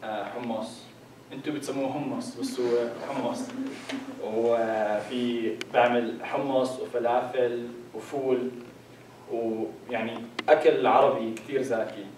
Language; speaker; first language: Arabic; native; Arabic